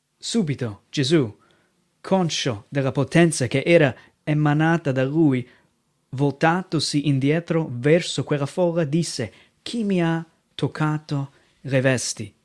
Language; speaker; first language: Italian; non-native, fluent; English